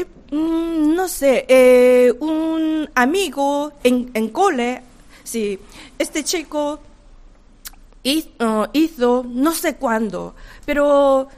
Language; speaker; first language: Spanish; non-native, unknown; Korean